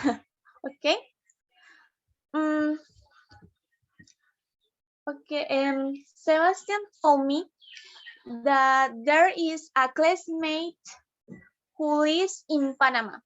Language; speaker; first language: English; non-native, learner; Spanish